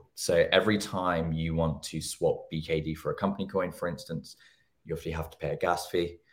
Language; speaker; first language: English; native; English